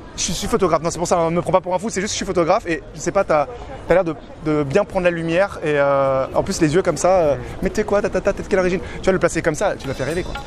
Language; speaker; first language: French; native; French